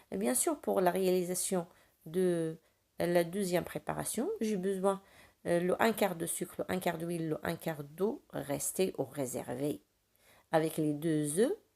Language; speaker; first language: French; non-native, local second language; Arabic